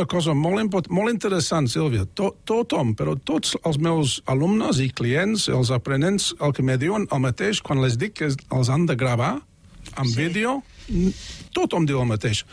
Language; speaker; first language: Catalan; non-native, fluent; English